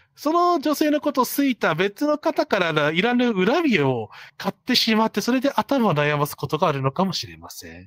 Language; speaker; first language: Japanese; non-native, fluent; English